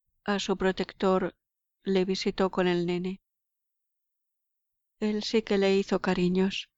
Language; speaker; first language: Spanish; native; Spanish